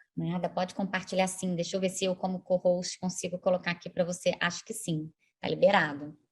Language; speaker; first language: Portuguese; native; Portuguese